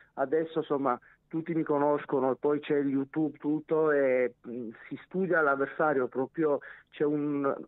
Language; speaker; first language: Italian; non-native, fluent; Armenian